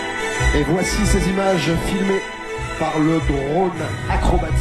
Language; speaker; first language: French; native; French